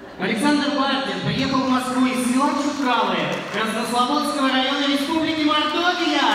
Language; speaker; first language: Russian; native; Russian